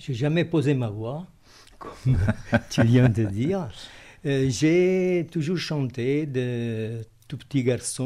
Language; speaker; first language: French; non-native, fluent; Italian